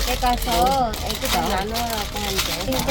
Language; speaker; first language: Korean; non-native, local second language; Vietnamese